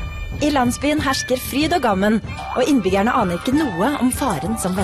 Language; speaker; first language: Norwegian; native; Norwegian